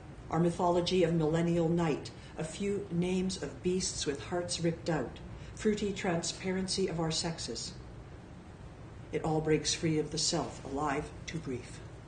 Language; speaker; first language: English; native; English